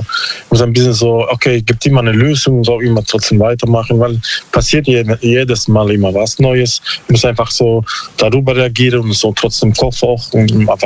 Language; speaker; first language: German; non-native, learner; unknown